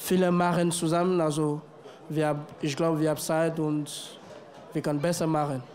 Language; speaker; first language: German; non-native, learner; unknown